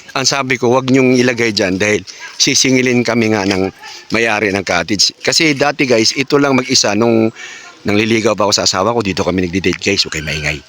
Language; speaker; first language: Filipino; non-native, local second language; Cebuano